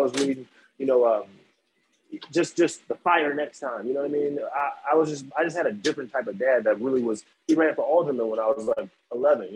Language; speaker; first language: English; native; English